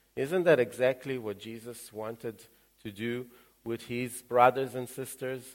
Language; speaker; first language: English; early bilingual, other home language; Russian